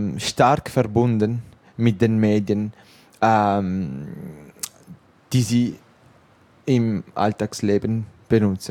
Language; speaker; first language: German; non-native, local second language; Italian